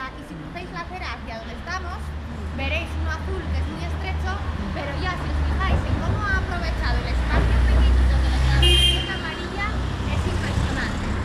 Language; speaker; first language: Spanish; native; Spanish